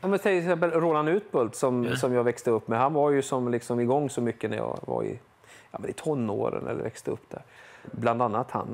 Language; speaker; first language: Swedish; native; Swedish